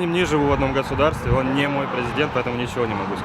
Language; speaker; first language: Russian; native; Russian